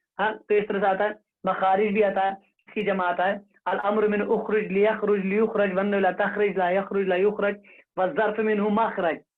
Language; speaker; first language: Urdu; non-native, local second language; Kashmiri